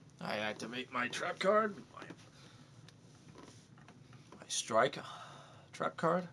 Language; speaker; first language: English; native; English